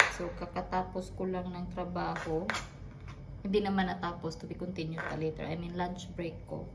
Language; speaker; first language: Filipino; non-native, local second language; Cebuano